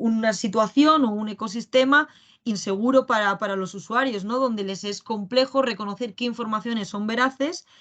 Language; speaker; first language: Spanish; native; Spanish